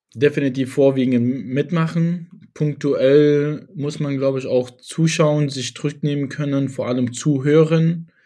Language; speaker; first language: German; early bilingual, other home language; Kurdish